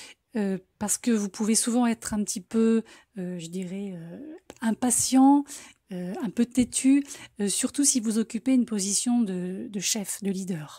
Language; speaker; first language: French; native; French